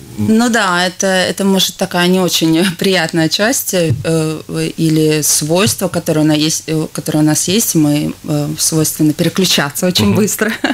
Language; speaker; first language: Russian; non-native, local second language; Latvian